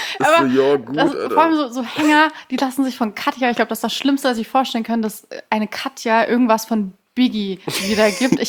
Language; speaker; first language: German; early bilingual, other home language; Persian